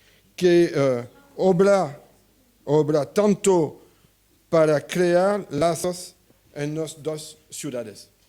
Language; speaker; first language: Spanish; non-native, learner; French